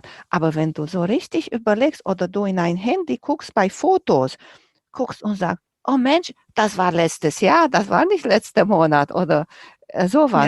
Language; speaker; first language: German; non-native, fluent; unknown